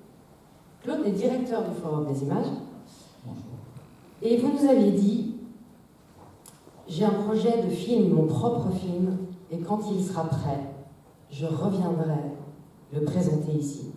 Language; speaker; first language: French; native; French